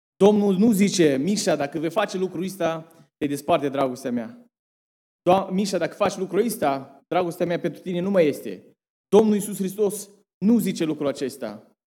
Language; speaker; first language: Romanian; early bilingual, heritage; Romanian